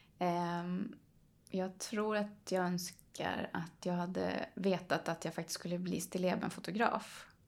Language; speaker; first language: Swedish; early bilingual, other home language; Polish